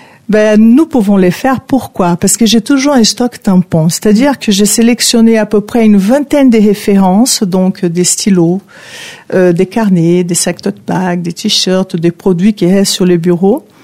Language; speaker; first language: French; non-native, fluent; Portuguese